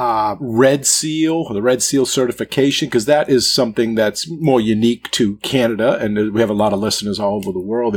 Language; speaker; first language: English; native; English